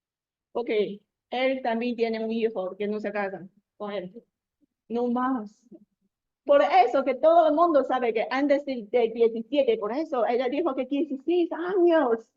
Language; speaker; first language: Spanish; non-native, learner; Chinese